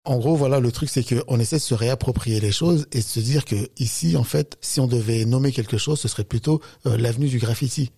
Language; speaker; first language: French; native; French